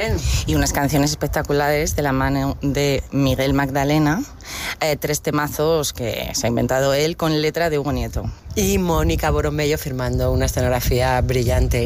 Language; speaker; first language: Spanish; native; Spanish